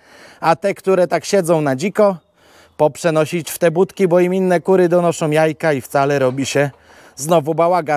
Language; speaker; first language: Polish; native; Polish